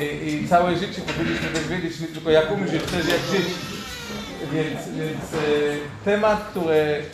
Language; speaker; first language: Polish; non-native, fluent; Hebrew